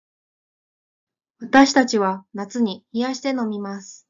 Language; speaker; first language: Japanese; native; Japanese